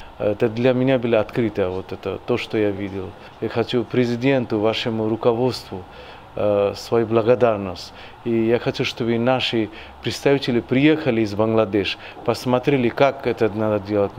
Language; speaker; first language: Russian; non-native, fluent; Bangla